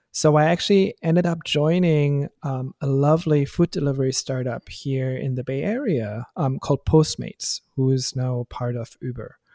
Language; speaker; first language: English; non-native, fluent; German